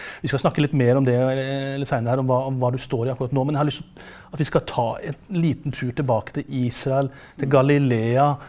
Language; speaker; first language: Norwegian; native; Norwegian